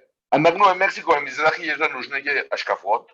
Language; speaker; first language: Hebrew; non-native, fluent; Spanish